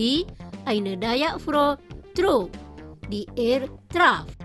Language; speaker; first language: German; non-native, fluent; Indonesian